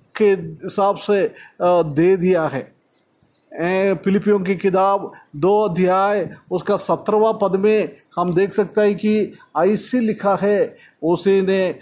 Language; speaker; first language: Hindi; non-native, local second language; Malayalam